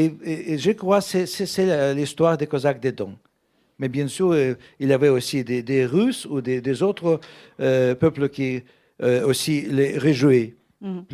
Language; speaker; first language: French; non-native, fluent; Russian